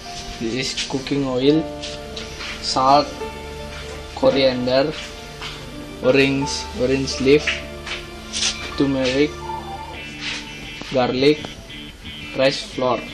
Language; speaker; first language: English; non-native, learner; Indonesian